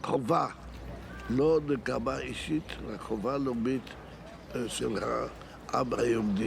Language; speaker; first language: Hebrew; non-native, fluent; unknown